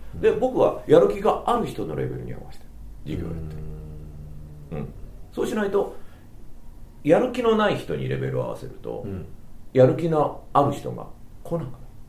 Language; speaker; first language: Japanese; native; Japanese